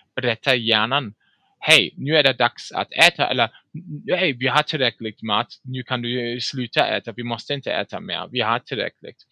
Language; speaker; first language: Swedish; non-native, fluent; German